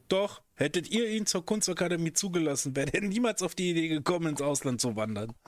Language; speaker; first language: German; native; German